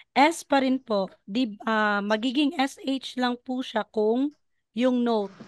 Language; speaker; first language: Filipino; non-native, local second language; Cebuano